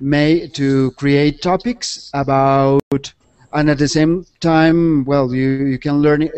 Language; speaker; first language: English; non-native, fluent; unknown